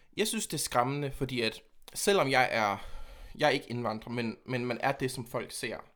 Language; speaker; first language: Danish; native; Danish